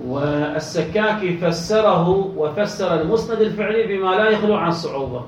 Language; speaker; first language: Arabic; native; Arabic